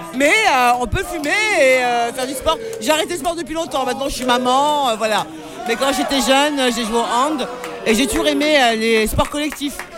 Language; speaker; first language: French; non-native, local second language; Arabic